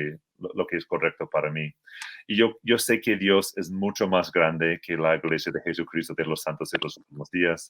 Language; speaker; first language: Spanish; non-native, fluent; English